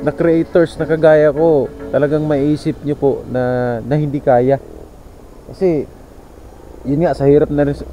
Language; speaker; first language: Filipino; native; Filipino